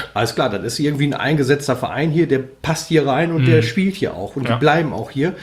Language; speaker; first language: German; native; German